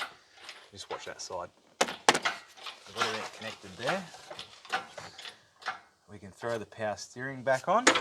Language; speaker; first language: English; native; English